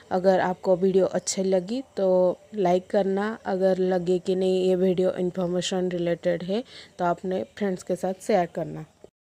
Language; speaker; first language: Hindi; non-native, local second language; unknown